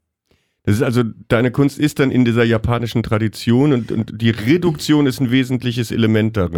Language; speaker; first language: German; native; German